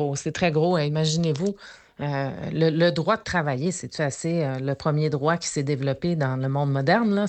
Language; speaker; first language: French; native; French